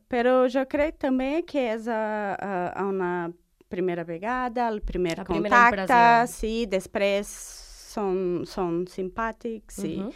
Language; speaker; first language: Catalan; non-native, learner; Portuguese